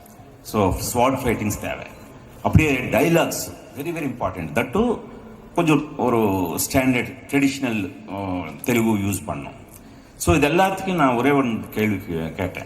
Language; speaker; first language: Tamil; non-native, fluent; Telugu